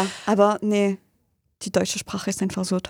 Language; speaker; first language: German; non-native, fluent; French